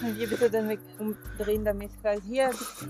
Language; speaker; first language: German; non-native, learner; Arabic